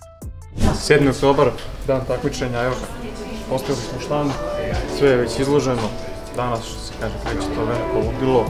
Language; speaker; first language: Serbian; native; Serbian